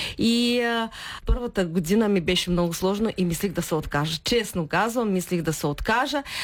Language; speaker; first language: Bulgarian; early bilingual, heritage; Bulgarian